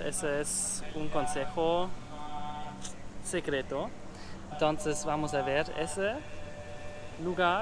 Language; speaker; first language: Spanish; non-native, learner; German